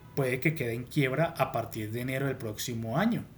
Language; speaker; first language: Spanish; native; Spanish